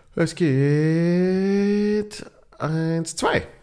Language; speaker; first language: German; native; German